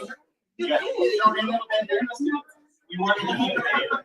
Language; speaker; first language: English; native; English